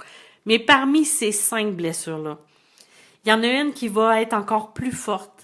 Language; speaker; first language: French; native; French